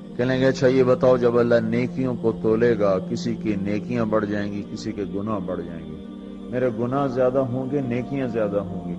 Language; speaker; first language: Urdu; non-native, local second language; Punjabi